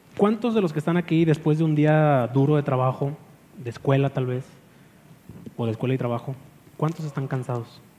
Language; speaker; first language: Spanish; native; Spanish